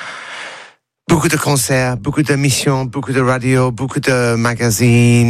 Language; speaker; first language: French; non-native, learner; English